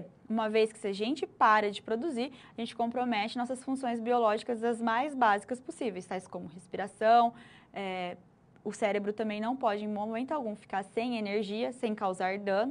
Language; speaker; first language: Portuguese; native; Portuguese